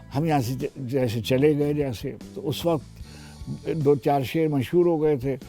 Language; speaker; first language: Urdu; native; Urdu